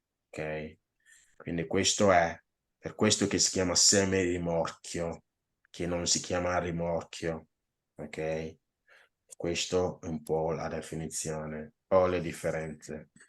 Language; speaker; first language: Italian; non-native, fluent; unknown